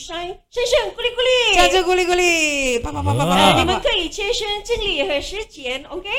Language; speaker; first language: Chinese; non-native, local second language; Malay